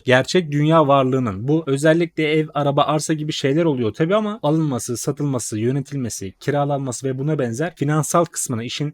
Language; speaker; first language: Turkish; native; Turkish